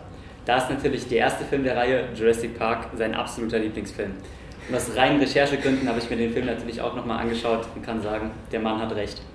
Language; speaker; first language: German; native; German